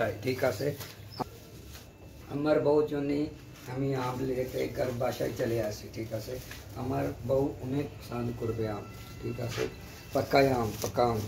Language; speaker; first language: Bangla; non-native, learner; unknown